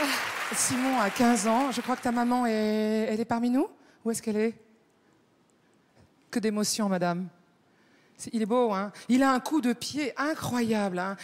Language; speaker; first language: French; native; French